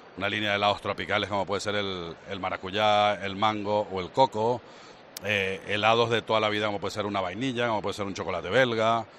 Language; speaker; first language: Spanish; native; Spanish